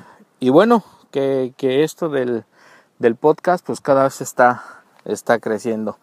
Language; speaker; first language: Spanish; native; Spanish